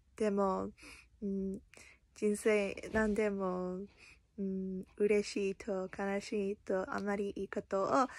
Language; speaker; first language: Japanese; non-native, learner; English